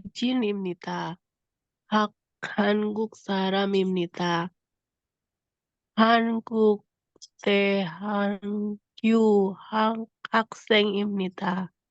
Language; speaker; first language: Korean; non-native, learner; Indonesian